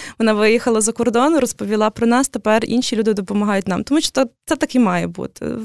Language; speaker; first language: Ukrainian; native; Ukrainian